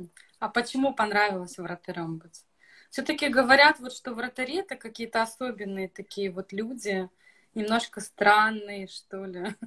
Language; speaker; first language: Russian; native; Russian